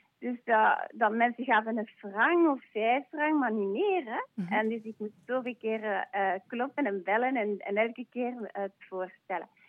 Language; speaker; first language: Dutch; non-native, local second language; French